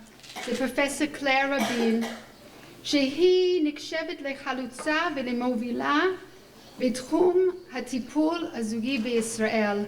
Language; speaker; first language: Hebrew; non-native, fluent; English